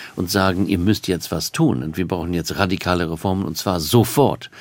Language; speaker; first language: German; non-native, fluent; English